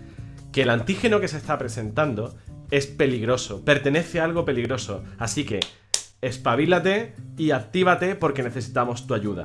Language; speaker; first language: Spanish; native; Spanish